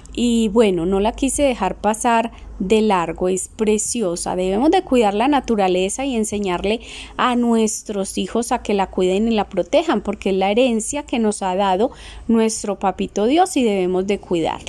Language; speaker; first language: Spanish; native; Spanish